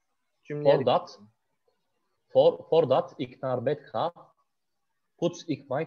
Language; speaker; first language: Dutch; non-native, learner; Turkish